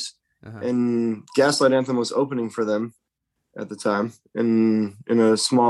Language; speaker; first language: English; native; English